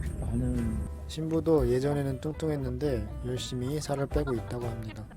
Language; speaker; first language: Korean; native; Korean